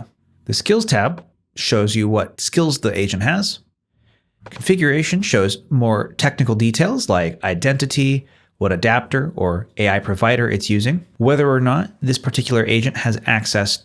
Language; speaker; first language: English; native; English